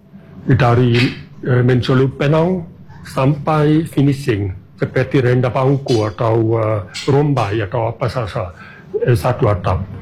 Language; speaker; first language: Indonesian; non-native, fluent; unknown